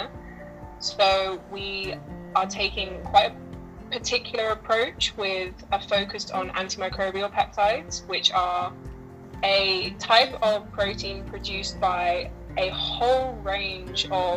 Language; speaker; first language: English; native; English